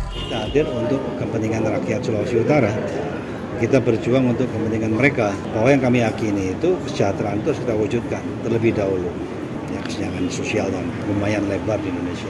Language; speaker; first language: Indonesian; native; Indonesian